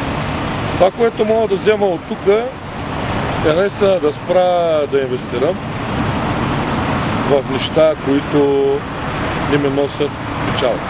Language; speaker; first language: Bulgarian; native; Bulgarian